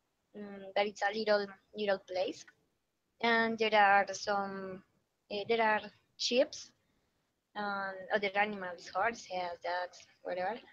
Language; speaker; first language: English; non-native, learner; Spanish